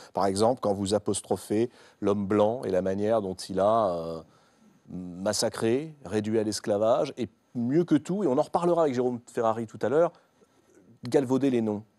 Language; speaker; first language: French; native; French